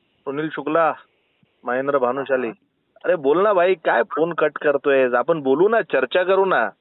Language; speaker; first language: Marathi; non-native, local second language; Gujarati